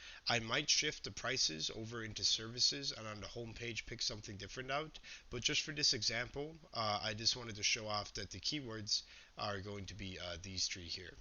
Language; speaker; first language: English; native; English